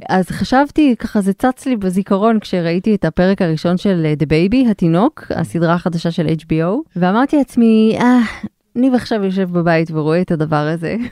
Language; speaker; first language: Hebrew; native; Hebrew